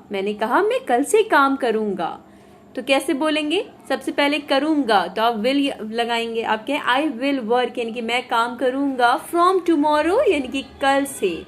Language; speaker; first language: Hindi; native; Hindi